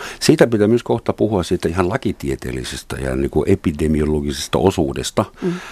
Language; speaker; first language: Finnish; non-native, fluent; Russian